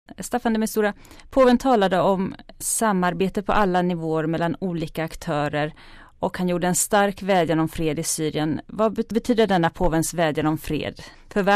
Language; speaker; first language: Swedish; native; Swedish